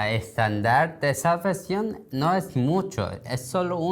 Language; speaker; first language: Spanish; non-native, learner; Korean